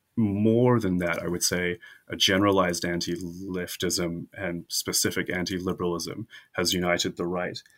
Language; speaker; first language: English; native; English